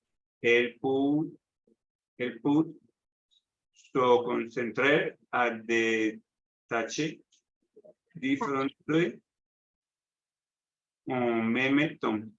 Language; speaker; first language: French; non-native, learner; Spanish